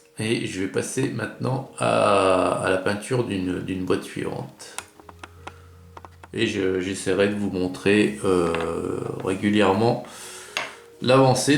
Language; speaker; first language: French; native; French